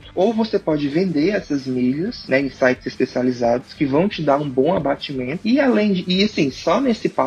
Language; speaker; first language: Portuguese; native; Portuguese